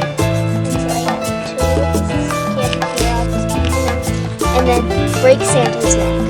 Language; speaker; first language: English; native; English